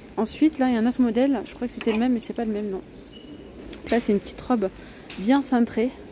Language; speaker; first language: French; native; French